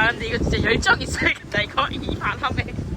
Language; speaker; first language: Korean; native; Korean